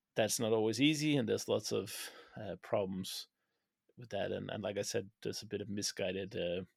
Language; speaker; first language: English; non-native, fluent; Danish